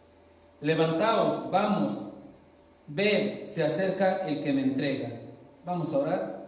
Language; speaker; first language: Spanish; native; Spanish